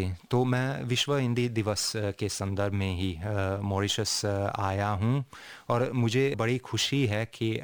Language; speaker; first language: Hindi; non-native, fluent; Hungarian